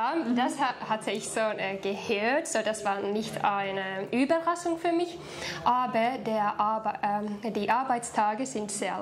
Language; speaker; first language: German; non-native, fluent; Finnish